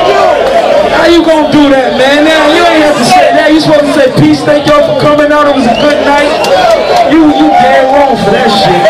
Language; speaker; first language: English; native; English